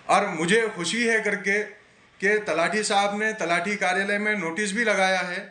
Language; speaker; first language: Hindi; non-native, local second language; Marathi